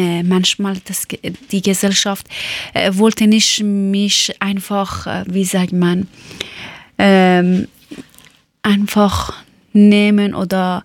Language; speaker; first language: German; non-native, learner; Persian